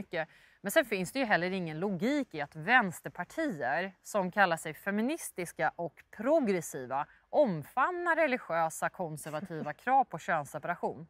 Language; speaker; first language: Swedish; native; Swedish